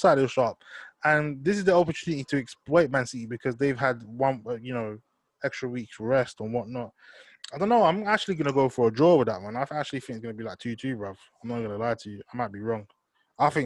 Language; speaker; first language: English; native; English